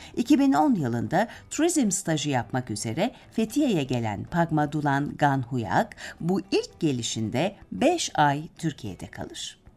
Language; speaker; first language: Turkish; native; Turkish